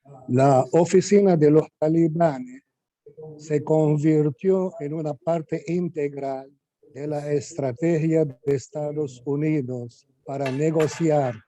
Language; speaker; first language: Spanish; non-native, fluent; Arabic